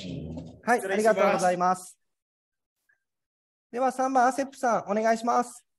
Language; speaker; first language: Japanese; native; Japanese